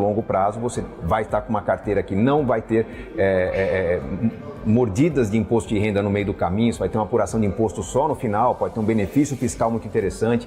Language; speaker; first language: Portuguese; native; Portuguese